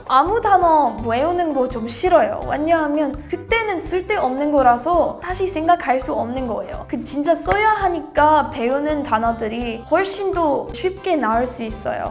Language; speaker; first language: Korean; non-native, learner; English